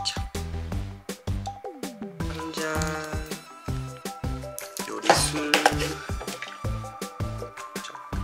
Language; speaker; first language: Korean; non-native, fluent; Japanese